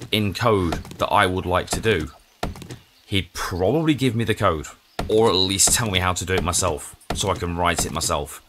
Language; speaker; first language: English; native; English